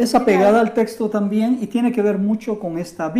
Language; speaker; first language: Spanish; native; Spanish